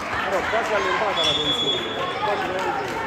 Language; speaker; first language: Italian; native; Italian